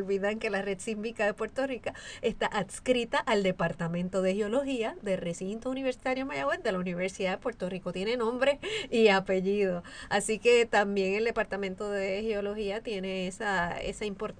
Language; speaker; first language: Spanish; native; Spanish